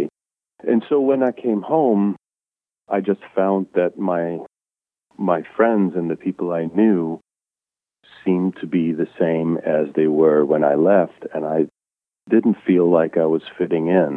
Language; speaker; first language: English; non-native, fluent; German